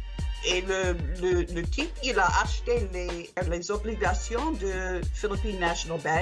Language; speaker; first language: French; non-native, learner; English